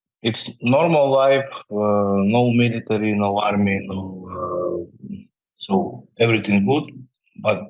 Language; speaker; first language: English; non-native, learner; Ukrainian